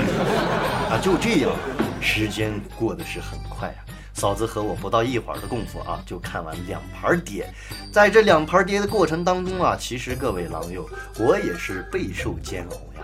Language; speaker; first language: Chinese; native; Chinese